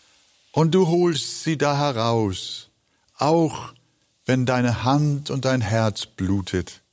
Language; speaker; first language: German; native; German